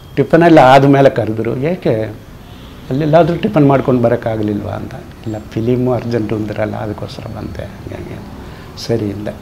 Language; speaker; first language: Kannada; non-native, fluent; Hindi